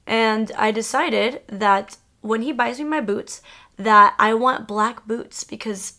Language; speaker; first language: English; early bilingual, other home language; Spanish